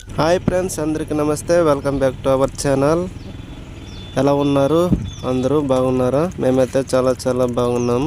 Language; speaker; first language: Telugu; non-native, local second language; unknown